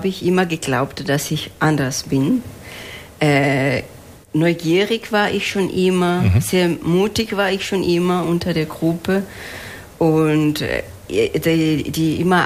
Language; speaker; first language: German; non-native, fluent; Spanish